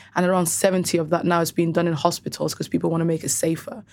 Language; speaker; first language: English; native; English